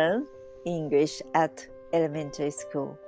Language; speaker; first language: English; non-native, learner; Japanese